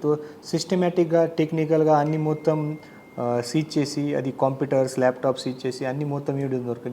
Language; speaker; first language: Telugu; non-native, fluent; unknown